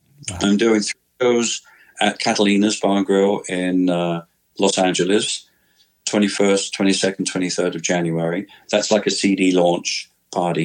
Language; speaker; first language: English; native; English